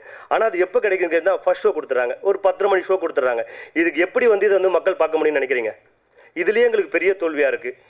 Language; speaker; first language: Tamil; native; Tamil